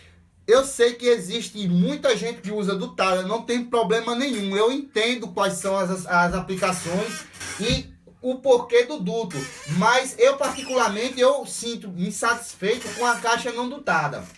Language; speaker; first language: Portuguese; native; Portuguese